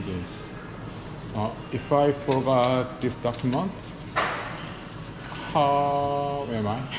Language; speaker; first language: English; non-native, learner; Korean